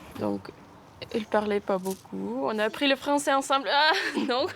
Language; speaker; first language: French; non-native, fluent; Russian